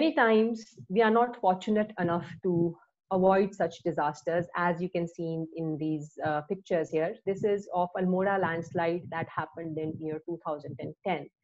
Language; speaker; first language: English; non-native, local second language; Hindi